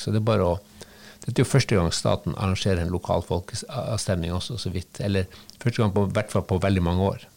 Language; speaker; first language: Norwegian; native; Norwegian